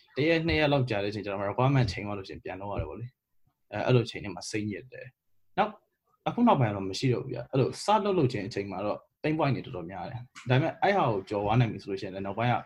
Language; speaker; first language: Burmese; native; Burmese